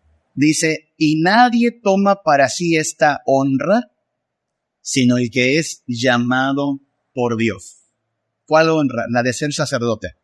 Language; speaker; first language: Spanish; native; Spanish